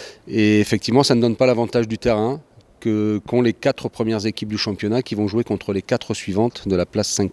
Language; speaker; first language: French; native; French